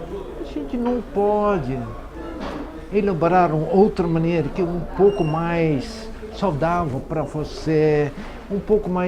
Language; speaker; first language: Portuguese; non-native, fluent; Dutch